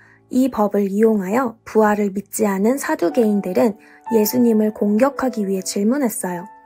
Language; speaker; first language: Korean; native; Korean